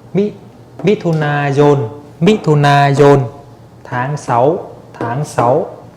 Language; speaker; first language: Thai; non-native, fluent; Vietnamese